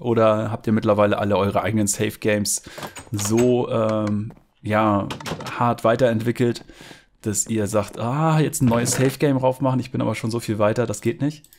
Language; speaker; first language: German; native; German